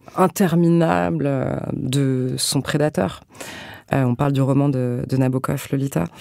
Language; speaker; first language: French; native; French